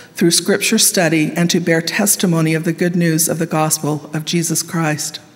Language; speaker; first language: English; native; English